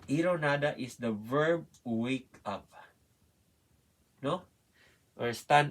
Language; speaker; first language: English; non-native, learner; Filipino